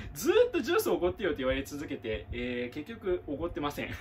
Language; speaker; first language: Japanese; native; Japanese